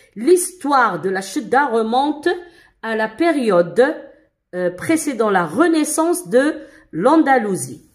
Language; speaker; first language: French; non-native, local second language; Arabic